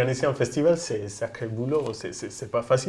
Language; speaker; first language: French; non-native, fluent; Spanish